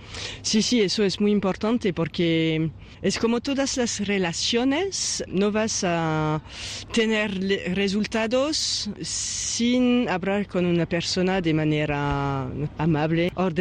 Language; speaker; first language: Spanish; non-native, fluent; French